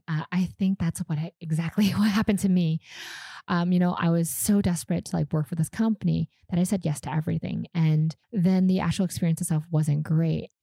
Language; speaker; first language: English; non-native, fluent; Vietnamese